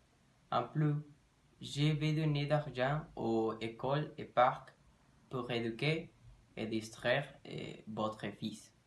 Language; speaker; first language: French; non-native, learner; Spanish